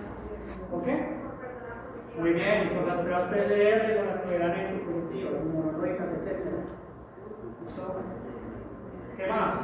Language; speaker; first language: Spanish; native; Spanish